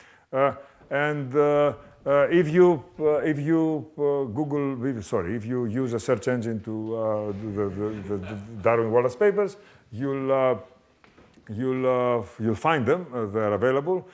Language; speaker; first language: English; non-native, fluent; Greek